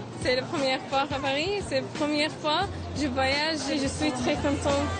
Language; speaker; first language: French; non-native, learner; Arabic